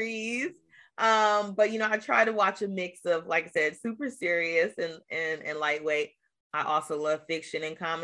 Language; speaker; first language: English; native; English